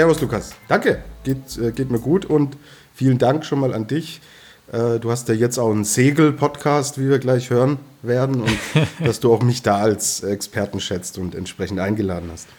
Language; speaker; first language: German; native; German